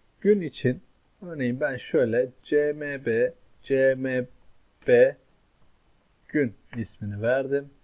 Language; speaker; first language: Turkish; native; Turkish